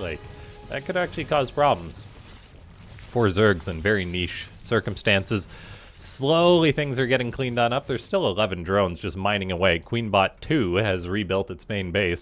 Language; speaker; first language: English; native; English